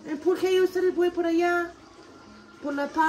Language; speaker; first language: Spanish; non-native, learner; English